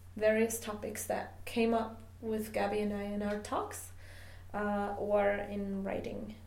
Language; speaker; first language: English; non-native, fluent; German